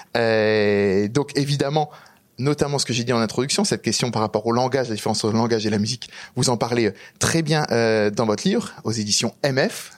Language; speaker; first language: French; native; French